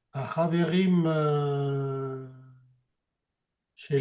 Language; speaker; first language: Hebrew; non-native, learner; French